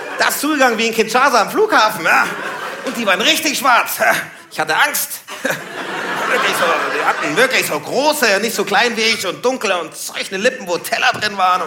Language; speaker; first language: German; early bilingual, other home language; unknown